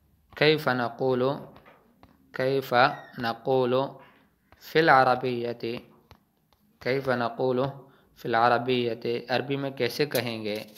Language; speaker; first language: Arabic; non-native, fluent; Urdu